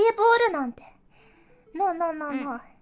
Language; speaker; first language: Japanese; native; Japanese